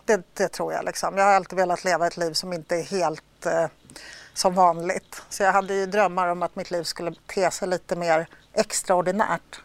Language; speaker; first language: Swedish; early bilingual, other home language; Polish